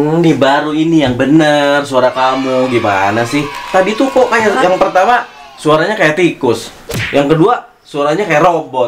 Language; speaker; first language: Indonesian; native; Indonesian